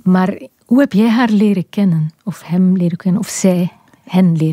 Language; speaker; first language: Dutch; native; Dutch